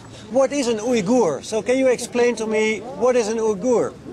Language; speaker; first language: English; non-native, fluent; Dutch